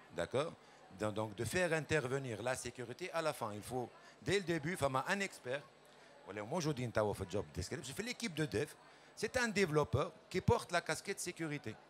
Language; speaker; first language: French; non-native, local second language; Arabic